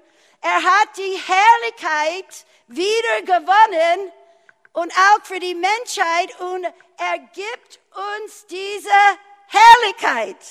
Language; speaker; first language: German; non-native, fluent; English